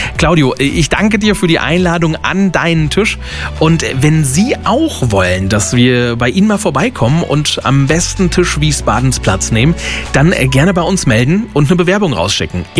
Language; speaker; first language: German; native; German